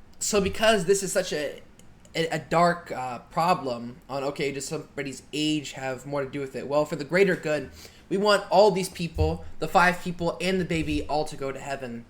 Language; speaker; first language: English; native; English